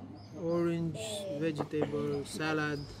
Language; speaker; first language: English; non-native, learner; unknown